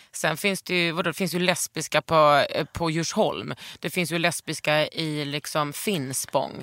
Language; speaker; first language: Swedish; native; Swedish